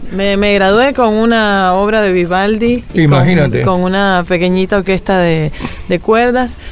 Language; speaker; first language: Spanish; native; Spanish